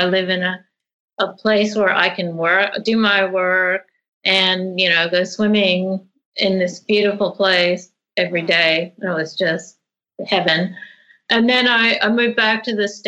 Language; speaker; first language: English; native; English